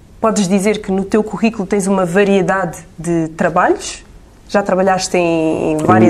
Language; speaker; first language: Portuguese; native; Portuguese